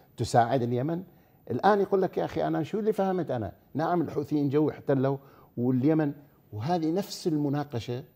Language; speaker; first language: Arabic; native; Arabic